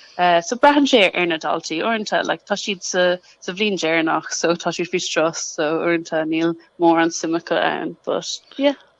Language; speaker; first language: Irish; non-native, local second language; English